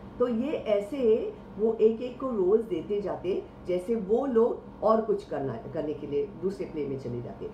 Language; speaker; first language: Hindi; non-native, local second language; Marathi